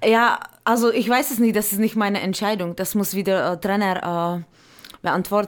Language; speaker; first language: German; non-native, fluent; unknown